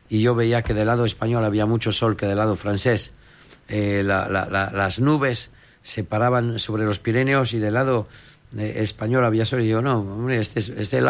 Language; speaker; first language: Spanish; non-native, fluent; French